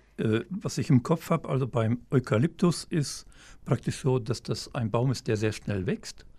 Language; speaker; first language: German; native; German